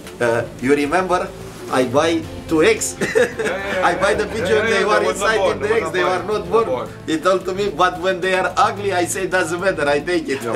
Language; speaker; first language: English; non-native, learner; Romanian